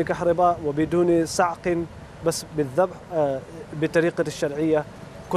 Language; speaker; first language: Arabic; non-native, learner; Urdu